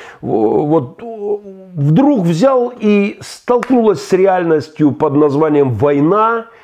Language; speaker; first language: Russian; native; Russian